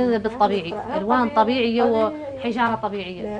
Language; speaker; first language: Arabic; native; Arabic